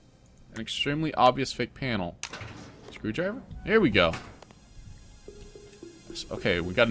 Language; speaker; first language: English; native; English